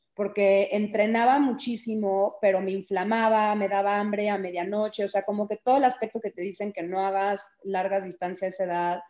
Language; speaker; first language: Spanish; early bilingual, heritage; Spanish